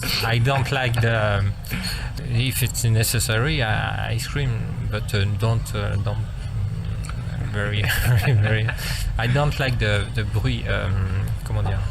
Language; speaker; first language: English; non-native, learner; French